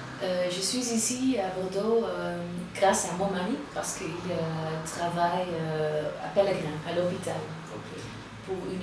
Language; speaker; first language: French; non-native, fluent; Dutch